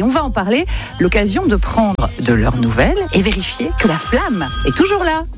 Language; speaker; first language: French; native; French